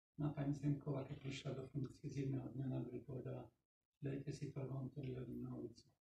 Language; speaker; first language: Slovak; non-native, local second language; Rusyn